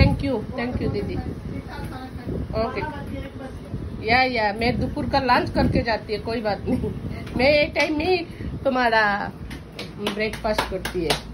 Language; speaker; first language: Hindi; non-native, learner; Bangla